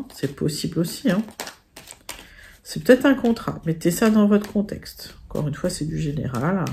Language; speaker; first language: French; native; French